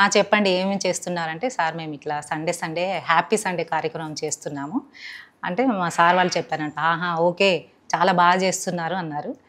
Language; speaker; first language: Telugu; non-native, local second language; Hindi